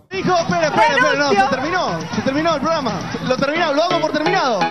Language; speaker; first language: Spanish; native; Spanish